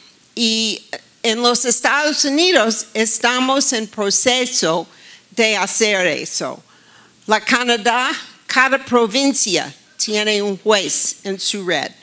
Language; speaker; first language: Spanish; non-native, fluent; English